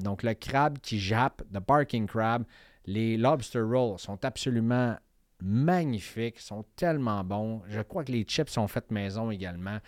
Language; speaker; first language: French; native; French